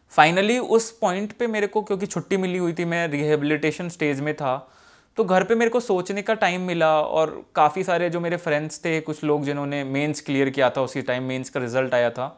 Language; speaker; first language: Hindi; native; Hindi